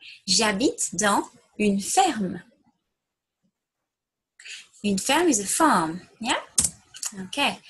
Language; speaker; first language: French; non-native, fluent; English